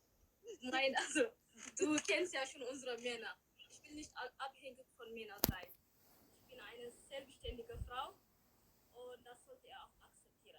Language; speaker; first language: German; early bilingual, other home language; Tigrinya